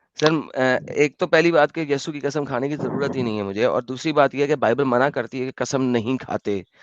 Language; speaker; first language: Urdu; native; Urdu